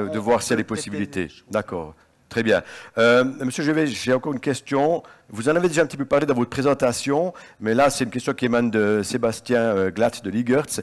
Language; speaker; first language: French; native; French